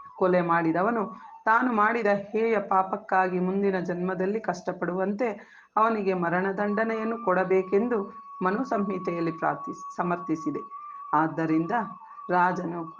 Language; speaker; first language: Kannada; native; Kannada